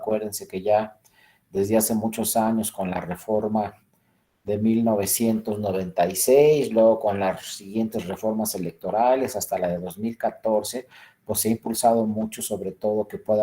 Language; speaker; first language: Spanish; native; Spanish